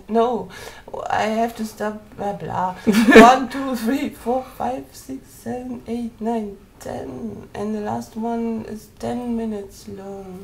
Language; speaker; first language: English; non-native, learner; German